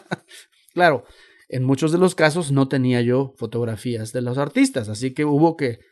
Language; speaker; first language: Spanish; native; Spanish